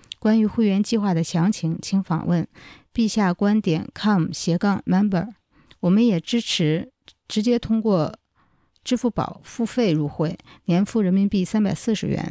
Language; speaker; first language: Chinese; native; Chinese